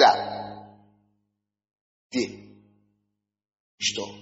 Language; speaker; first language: Russian; non-native, fluent; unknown